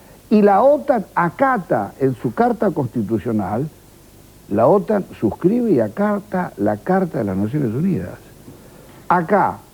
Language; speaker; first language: Spanish; native; Spanish